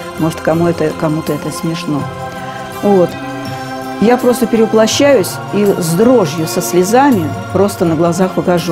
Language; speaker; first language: Russian; native; Russian